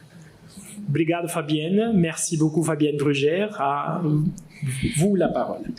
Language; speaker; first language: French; non-native, fluent; Portuguese